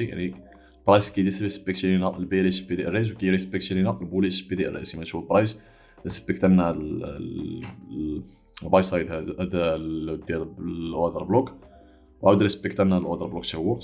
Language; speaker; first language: Arabic; native; Arabic